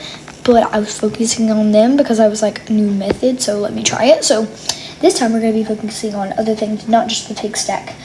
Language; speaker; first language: English; native; English